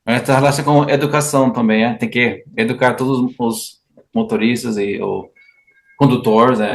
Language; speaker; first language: Portuguese; non-native, fluent; English